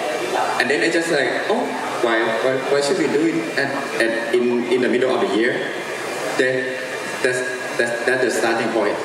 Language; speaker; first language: English; non-native, fluent; Thai